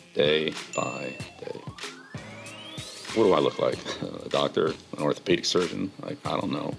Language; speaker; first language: English; native; English